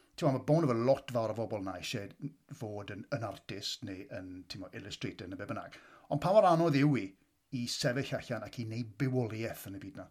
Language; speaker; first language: Welsh; native; Welsh